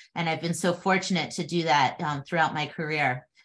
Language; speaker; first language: English; native; English